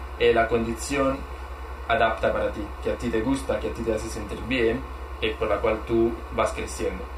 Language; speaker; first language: Spanish; non-native, fluent; Italian